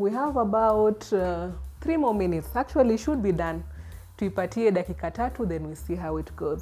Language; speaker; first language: English; non-native, local second language; Swahili